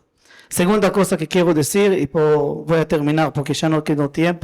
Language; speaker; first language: Spanish; non-native, fluent; Hebrew